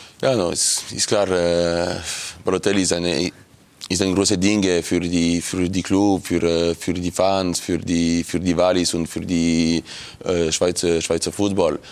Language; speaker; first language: German; non-native, local second language; French